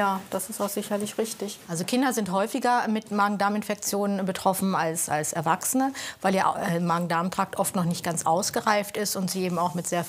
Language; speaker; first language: German; native; German